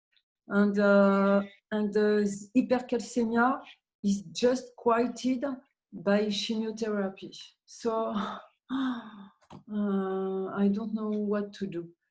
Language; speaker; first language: English; non-native, learner; French